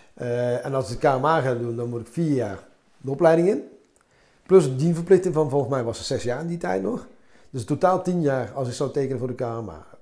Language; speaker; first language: Dutch; early bilingual, other home language; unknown